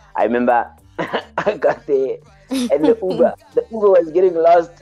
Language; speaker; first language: English; early bilingual, other home language; Xhosa